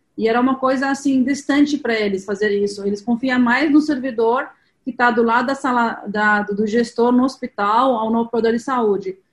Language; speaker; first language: Portuguese; non-native, fluent; Arabic